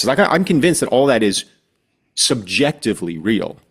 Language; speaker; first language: English; native; English